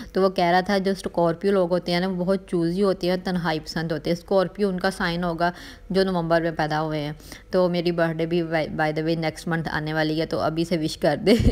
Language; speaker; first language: Urdu; non-native, local second language; Punjabi